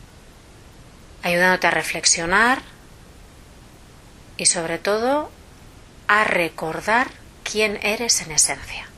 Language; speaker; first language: Spanish; native; Spanish